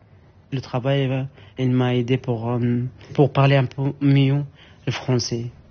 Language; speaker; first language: French; non-native, learner; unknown